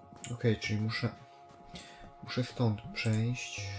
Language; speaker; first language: Polish; native; Polish